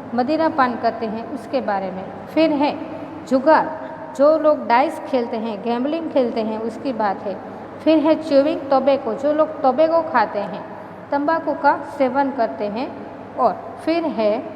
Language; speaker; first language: Hindi; non-native, local second language; Gujarati